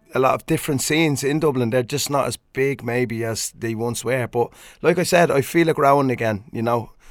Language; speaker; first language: English; native; English